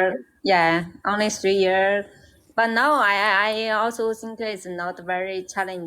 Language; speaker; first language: English; non-native, learner; Chinese